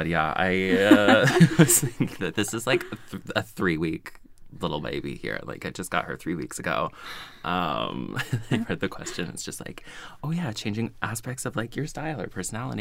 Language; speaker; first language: English; native; English